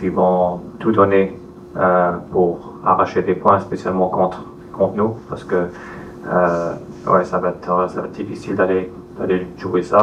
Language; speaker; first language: French; non-native, fluent; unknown